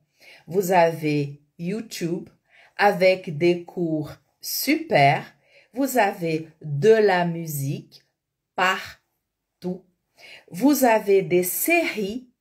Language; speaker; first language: French; non-native, fluent; Portuguese